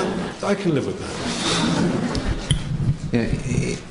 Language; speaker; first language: English; native; English